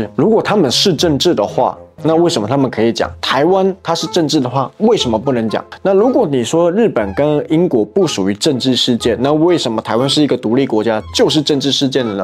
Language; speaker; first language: Chinese; native; Chinese